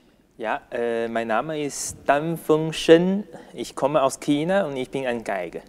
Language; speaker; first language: German; non-native, learner; Chinese